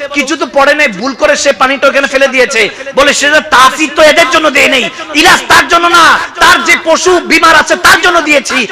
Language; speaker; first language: Bangla; early bilingual, other home language; Arabic